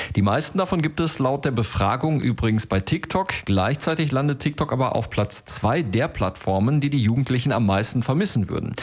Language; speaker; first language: German; native; German